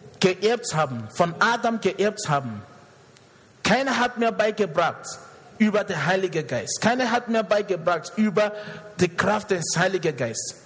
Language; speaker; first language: German; non-native, fluent; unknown